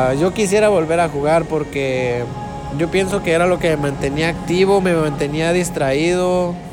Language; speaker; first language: Spanish; native; Spanish